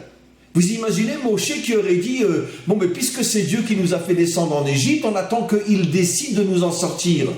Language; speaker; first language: French; native; French